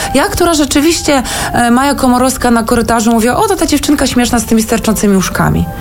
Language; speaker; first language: Polish; early bilingual, heritage; Polish